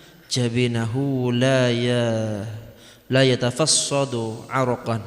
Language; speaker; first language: Arabic; non-native, fluent; Madurese